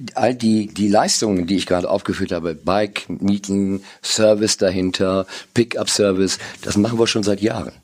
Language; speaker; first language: German; native; German